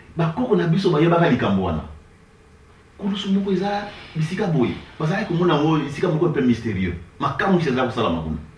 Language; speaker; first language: Lingala; non-native, local second language; Kongo